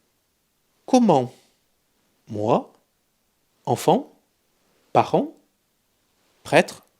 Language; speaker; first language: French; native; French